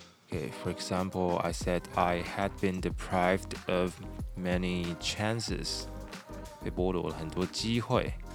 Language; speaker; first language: English; non-native, fluent; Chinese